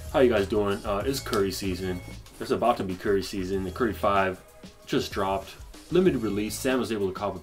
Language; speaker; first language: English; native; English